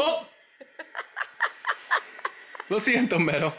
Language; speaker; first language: Spanish; non-native, learner; English